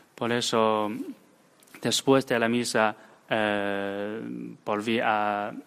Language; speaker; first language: Spanish; non-native, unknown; Chinese